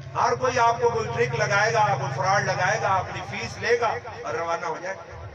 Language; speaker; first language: Urdu; non-native, local second language; Punjabi